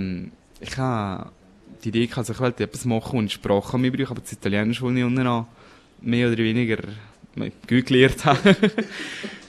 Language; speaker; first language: German; native; German